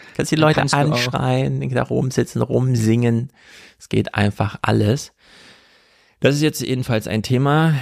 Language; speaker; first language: German; native; German